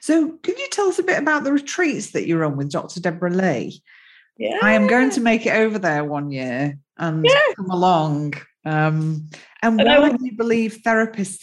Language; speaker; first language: English; native; English